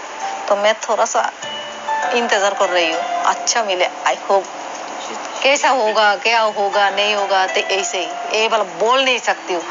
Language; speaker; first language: Hindi; non-native, local second language; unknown